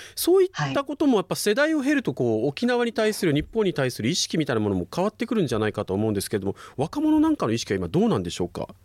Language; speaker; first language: Japanese; native; Japanese